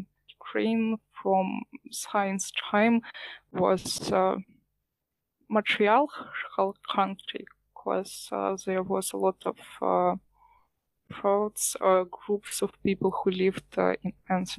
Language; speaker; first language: English; non-native, learner; Ukrainian